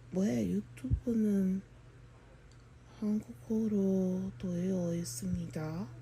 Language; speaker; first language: Korean; non-native, learner; English